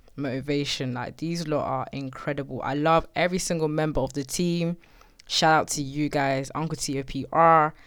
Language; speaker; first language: English; native; English